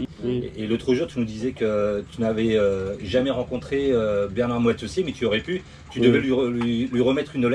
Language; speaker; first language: French; native; French